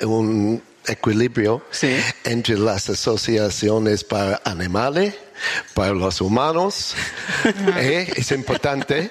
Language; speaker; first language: Spanish; non-native, learner; English